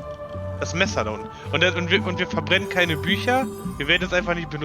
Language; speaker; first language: German; native; German